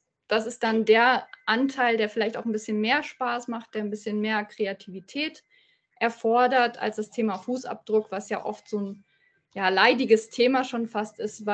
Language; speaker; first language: German; native; German